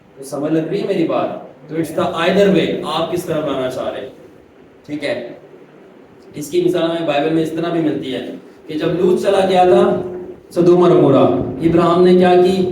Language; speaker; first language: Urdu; non-native, local second language; Punjabi